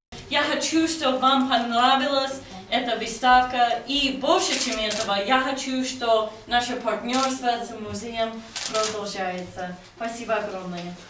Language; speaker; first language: Russian; non-native, fluent; English